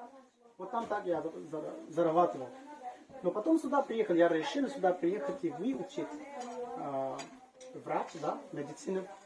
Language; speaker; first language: Russian; non-native, learner; Manipuri